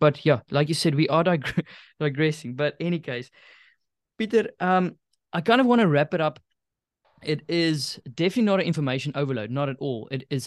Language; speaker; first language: English; non-native, local second language; Afrikaans